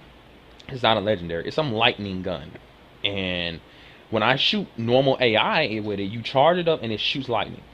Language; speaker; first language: English; native; English